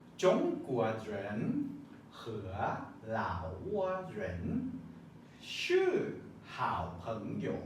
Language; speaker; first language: Chinese; non-native, learner; Lao